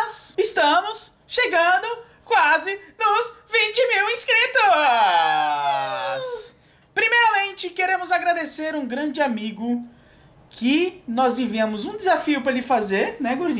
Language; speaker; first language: Portuguese; native; Portuguese